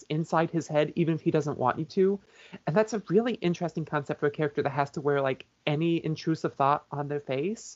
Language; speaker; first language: English; native; English